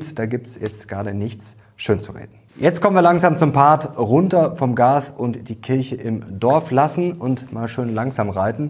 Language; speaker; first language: German; native; German